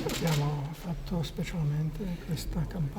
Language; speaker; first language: Italian; non-native, fluent; Slovak